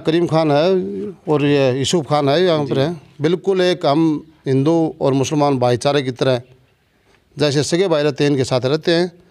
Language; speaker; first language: Hindi; native; Hindi